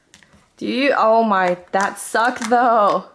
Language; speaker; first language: English; native; English